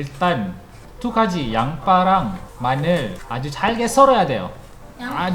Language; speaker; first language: Korean; non-native, fluent; Malay